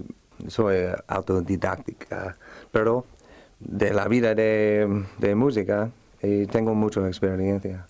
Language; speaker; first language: Spanish; non-native, fluent; English